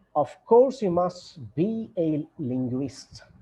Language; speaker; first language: English; non-native, local second language; Bangla